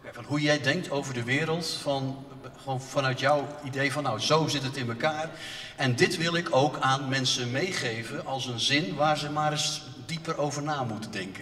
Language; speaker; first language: Dutch; native; Dutch